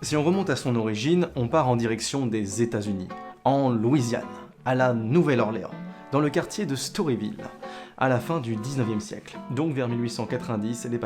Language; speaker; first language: French; native; French